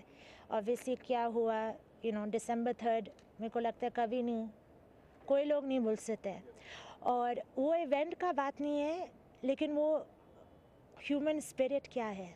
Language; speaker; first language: Hindi; early bilingual, heritage; English